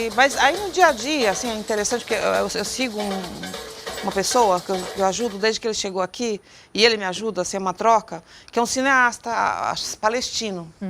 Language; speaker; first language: Portuguese; native; Portuguese